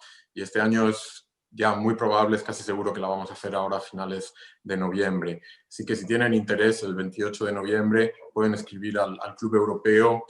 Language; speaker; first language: Spanish; non-native, fluent; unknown